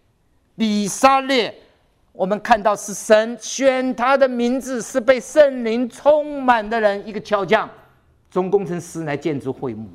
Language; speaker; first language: Chinese; native; Chinese